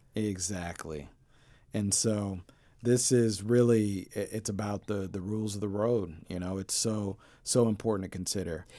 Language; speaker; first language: English; native; English